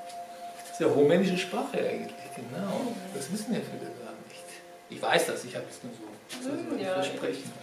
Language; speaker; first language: German; non-native, fluent; Georgian